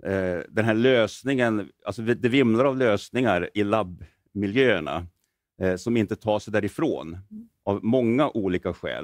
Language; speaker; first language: Swedish; native; Swedish